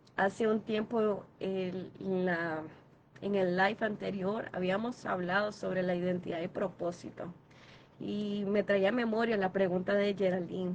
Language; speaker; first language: Spanish; native; Spanish